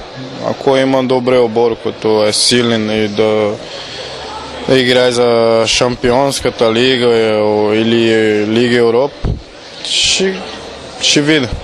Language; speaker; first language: Bulgarian; non-native, learner; Portuguese